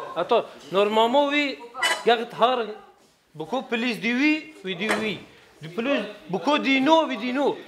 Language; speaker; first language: French; non-native, learner; Arabic